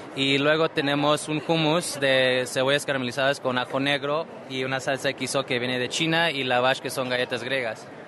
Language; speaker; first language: Spanish; early bilingual, heritage; Spanish